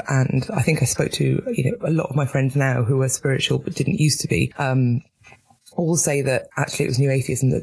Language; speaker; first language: English; native; English